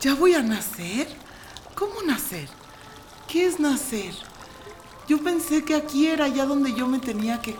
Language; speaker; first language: Spanish; native; Spanish